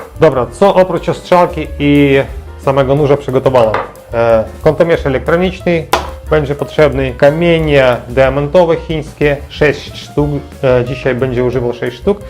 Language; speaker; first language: Polish; non-native, learner; Ukrainian